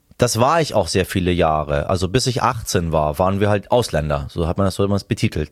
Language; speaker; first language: German; early bilingual, other home language; Persian